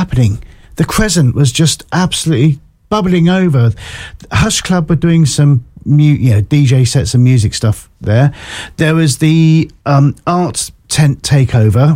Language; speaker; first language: English; native; English